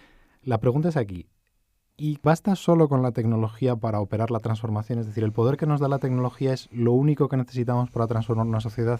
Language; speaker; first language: Spanish; native; Spanish